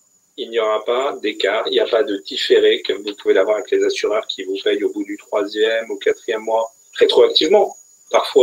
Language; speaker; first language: French; native; French